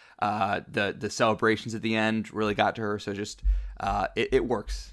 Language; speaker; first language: English; native; English